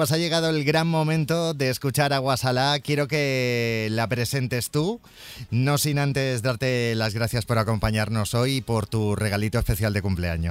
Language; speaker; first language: Spanish; native; Spanish